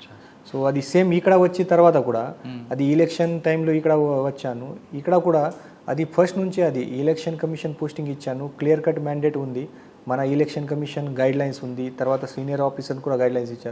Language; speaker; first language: Telugu; non-native, learner; Marathi